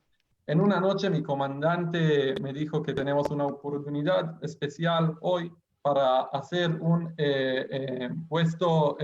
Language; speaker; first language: Spanish; non-native, fluent; Hebrew